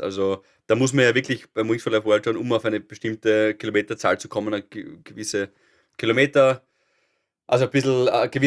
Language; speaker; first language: German; native; German